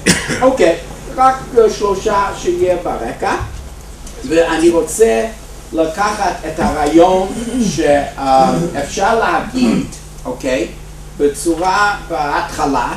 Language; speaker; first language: Hebrew; non-native, fluent; English